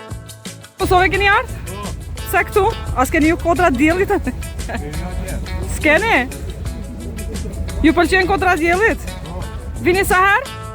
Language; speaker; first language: Albanian; native; Albanian